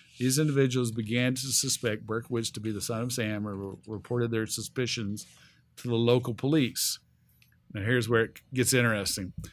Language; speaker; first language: English; native; English